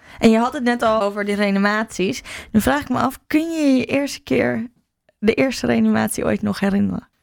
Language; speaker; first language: Dutch; native; Dutch